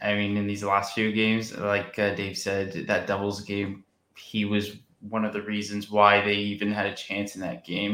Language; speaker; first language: English; native; English